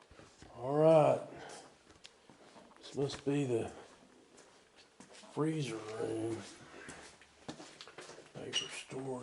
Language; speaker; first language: English; native; English